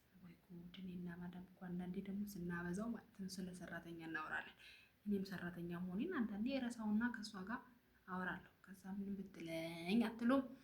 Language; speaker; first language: Amharic; native; Amharic